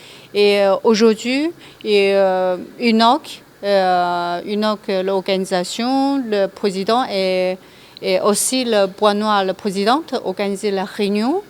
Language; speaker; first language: French; non-native, learner; Chinese